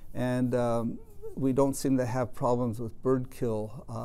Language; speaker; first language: English; native; English